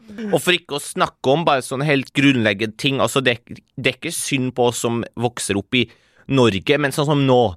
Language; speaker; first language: Norwegian; early bilingual, other home language; Persian